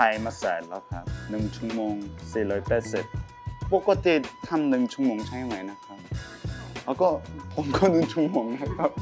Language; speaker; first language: Thai; non-native, learner; Korean